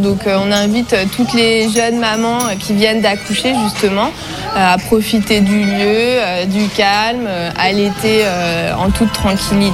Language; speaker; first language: French; native; French